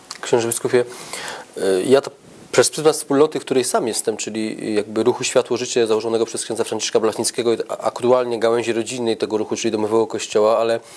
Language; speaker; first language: Polish; native; Polish